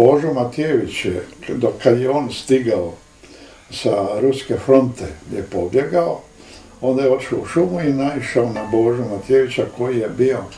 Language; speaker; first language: Serbian; native; Serbian